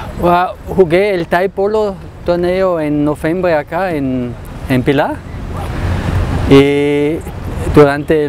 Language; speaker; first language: Spanish; non-native, learner; German